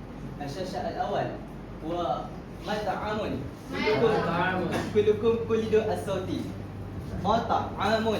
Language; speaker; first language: Arabic; non-native, learner; Malay